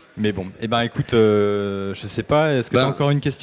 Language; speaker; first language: French; native; French